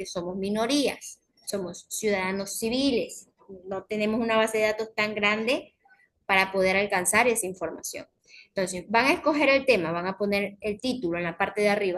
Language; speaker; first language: Spanish; native; Spanish